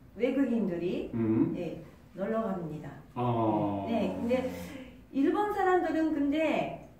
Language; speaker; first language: Korean; non-native, fluent; Japanese